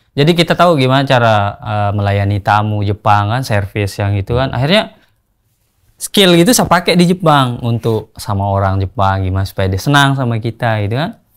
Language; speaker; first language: Indonesian; non-native, local second language; Sasak